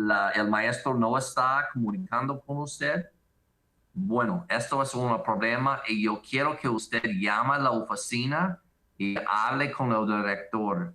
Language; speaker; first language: Spanish; non-native, learner; English